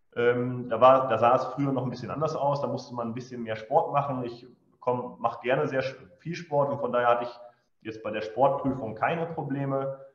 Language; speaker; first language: German; native; German